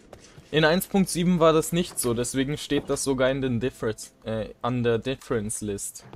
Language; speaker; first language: German; native; German